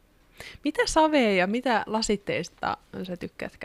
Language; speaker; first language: Finnish; native; Finnish